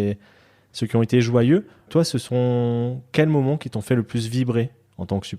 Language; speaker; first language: French; native; French